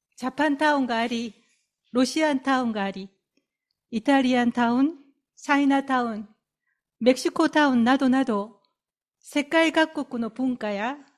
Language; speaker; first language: Japanese; non-native, fluent; Korean